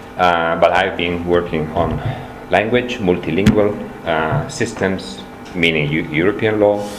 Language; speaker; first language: English; non-native, fluent; Italian